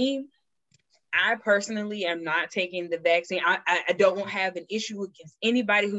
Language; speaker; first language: English; native; English